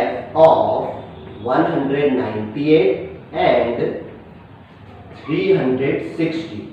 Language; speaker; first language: English; non-native, local second language; Hindi